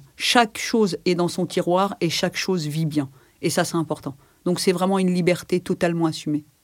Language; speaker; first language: French; native; French